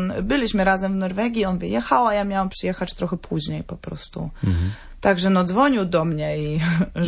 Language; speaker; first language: Polish; non-native, fluent; Norwegian